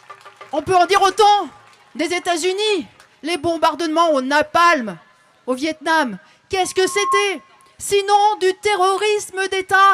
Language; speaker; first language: French; native; French